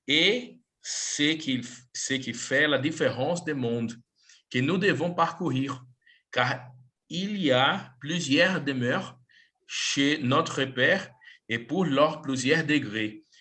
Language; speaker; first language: French; non-native, learner; Portuguese